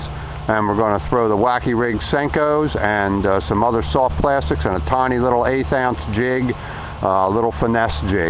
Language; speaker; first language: English; native; English